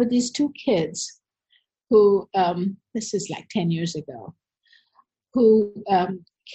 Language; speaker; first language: English; non-native, local second language; Sinhala